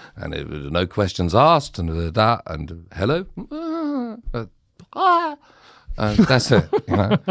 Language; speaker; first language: English; native; English